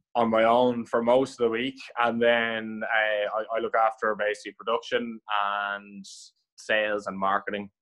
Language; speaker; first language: English; native; English